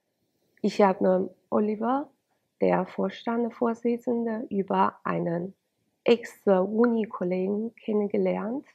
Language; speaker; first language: German; non-native, fluent; Chinese